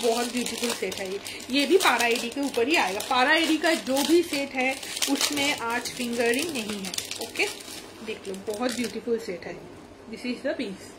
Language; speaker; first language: Hindi; non-native, local second language; Bangla